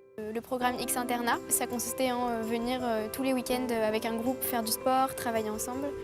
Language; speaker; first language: French; native; French